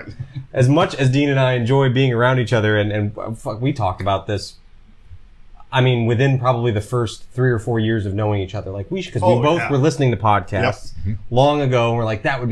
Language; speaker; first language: English; native; English